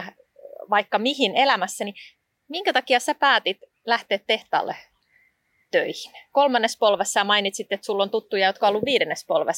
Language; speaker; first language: Finnish; native; Finnish